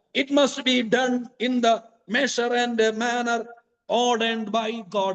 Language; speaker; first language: English; non-native, local second language; Malayalam